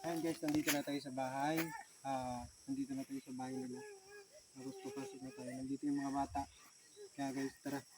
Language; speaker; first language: Filipino; non-native, local second language; Chavacano